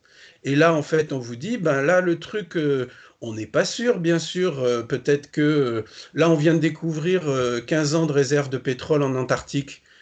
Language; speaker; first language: French; native; French